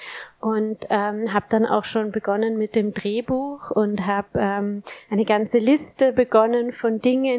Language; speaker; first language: German; native; German